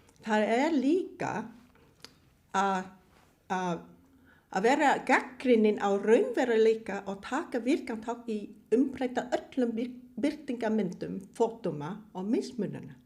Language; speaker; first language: Icelandic; non-native, fluent; Vietnamese